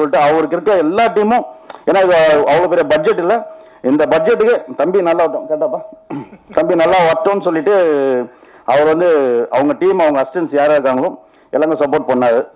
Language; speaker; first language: Tamil; native; Tamil